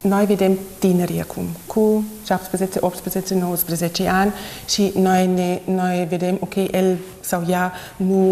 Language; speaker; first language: Romanian; non-native, fluent; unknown